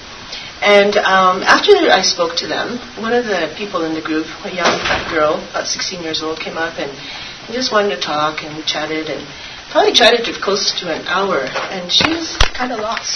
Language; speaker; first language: English; native; English